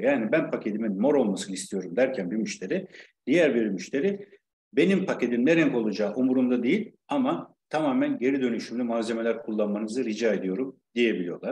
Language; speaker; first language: Turkish; native; Turkish